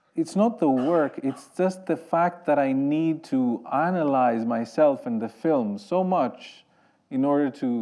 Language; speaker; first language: English; non-native, fluent; Greek